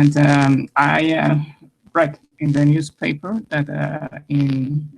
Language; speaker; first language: English; non-native, learner; Spanish